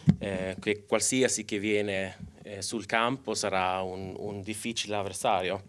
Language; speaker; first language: Italian; non-native, local second language; Swedish